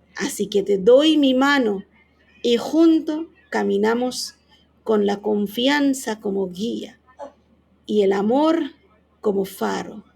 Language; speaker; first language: Spanish; non-native, fluent; Bangla